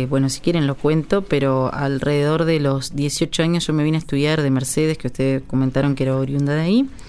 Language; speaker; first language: Spanish; native; Spanish